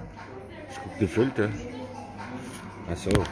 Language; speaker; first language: German; non-native, learner; Urdu